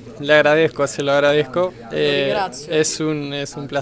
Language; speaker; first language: Spanish; non-native, fluent; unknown